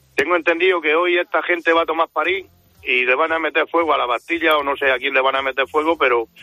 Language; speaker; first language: Spanish; native; Spanish